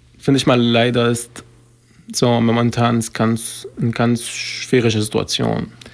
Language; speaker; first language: German; non-native, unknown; Arabic